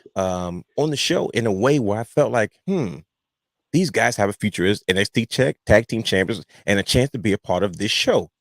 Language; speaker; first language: English; native; English